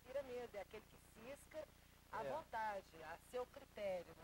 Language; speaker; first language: Portuguese; native; Portuguese